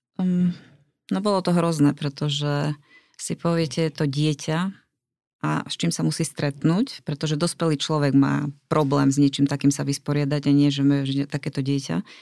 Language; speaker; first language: Slovak; native; Slovak